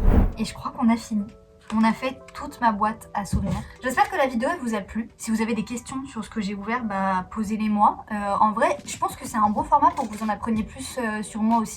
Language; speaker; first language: French; native; French